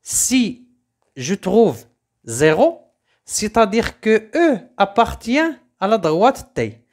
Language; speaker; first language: French; non-native, local second language; Arabic